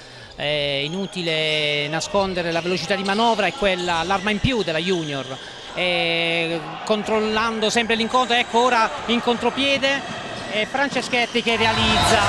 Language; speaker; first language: Italian; native; Italian